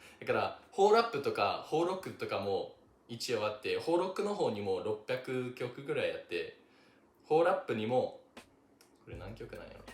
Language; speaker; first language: Japanese; non-native, fluent; English